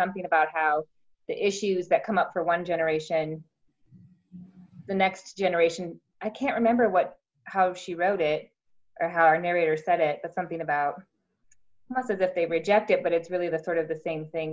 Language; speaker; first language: English; native; English